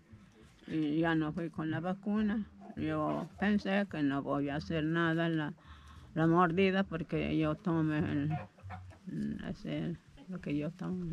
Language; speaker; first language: Spanish; non-native, local second language; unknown